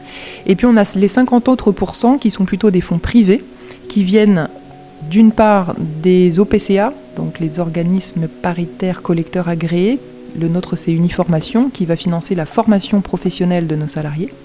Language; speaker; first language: French; native; French